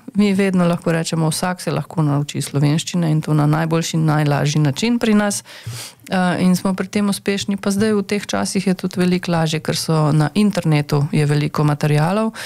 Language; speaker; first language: Slovenian; native; Slovenian